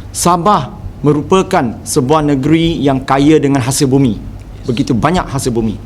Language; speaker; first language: Malay; non-native, local second language; Chinese